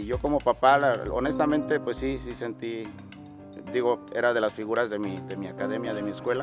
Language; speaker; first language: Spanish; native; Spanish